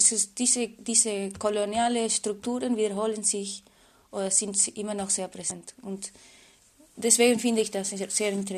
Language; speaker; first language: German; non-native, fluent; Spanish